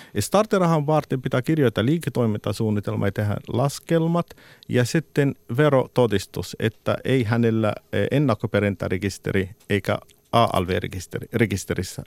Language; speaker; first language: Finnish; non-native, fluent; Arabic